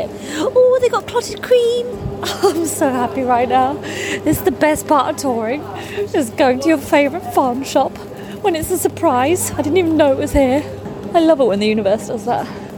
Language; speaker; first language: English; non-native, local second language; Polish